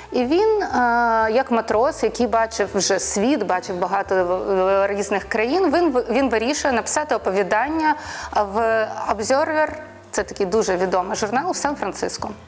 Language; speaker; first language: Ukrainian; non-native, local second language; Russian